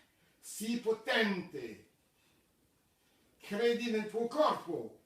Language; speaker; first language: Italian; non-native, fluent; French